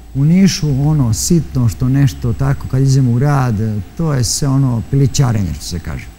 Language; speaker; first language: Serbian; native; Serbian